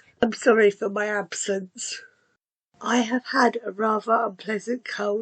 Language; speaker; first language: English; native; English